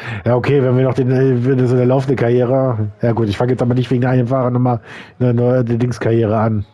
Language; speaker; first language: German; native; German